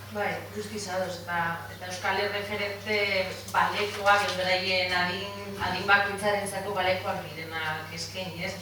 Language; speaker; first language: Basque; non-native, local second language; Spanish